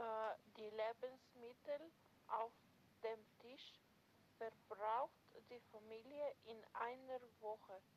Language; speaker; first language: German; non-native, learner; Macedonian